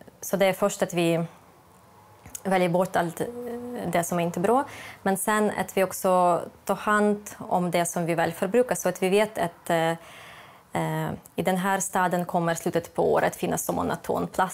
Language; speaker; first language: Swedish; non-native, fluent; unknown